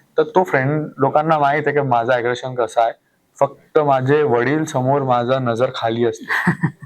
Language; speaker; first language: Marathi; non-native, local second language; Hindi